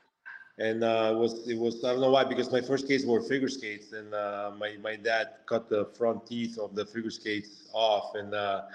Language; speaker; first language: English; non-native, fluent; Lithuanian